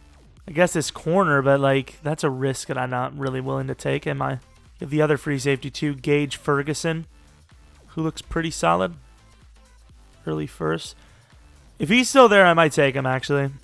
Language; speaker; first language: English; native; English